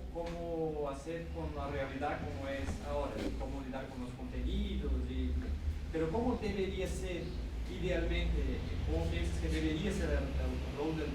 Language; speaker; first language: Spanish; non-native, fluent; Portuguese